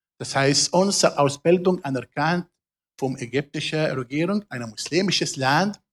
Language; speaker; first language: German; non-native, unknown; Arabic